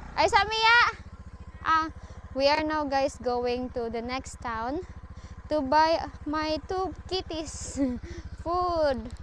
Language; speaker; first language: English; non-native, local second language; Cebuano